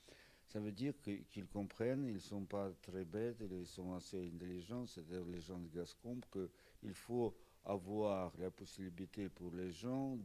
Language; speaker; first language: French; non-native, fluent; Russian